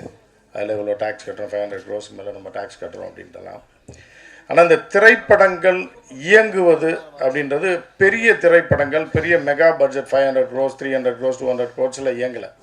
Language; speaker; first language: Tamil; native; Tamil